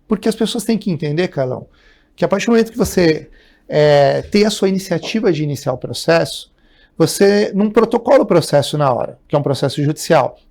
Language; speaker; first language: Portuguese; native; Portuguese